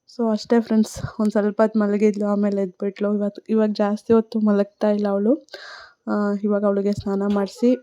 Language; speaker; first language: Kannada; non-native, local second language; Tamil